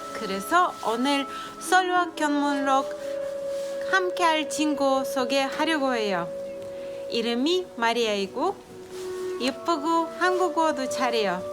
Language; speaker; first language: Korean; non-native, fluent; Russian